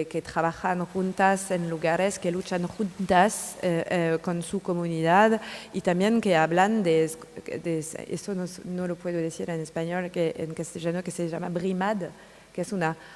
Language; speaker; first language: Spanish; non-native, learner; French